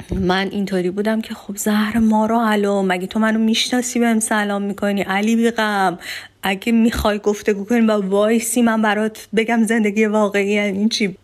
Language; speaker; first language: Persian; native; Persian